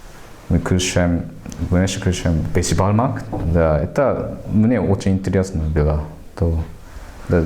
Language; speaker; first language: Russian; non-native, learner; Japanese